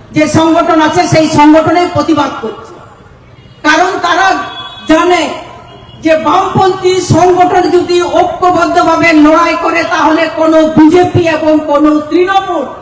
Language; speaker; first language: Bangla; non-native, local second language; Santali